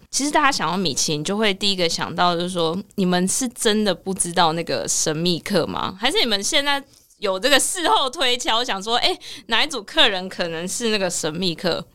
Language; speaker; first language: Chinese; native; Chinese